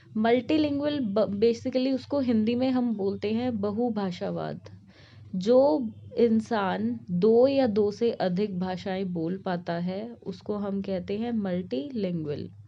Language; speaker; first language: Hindi; native; Hindi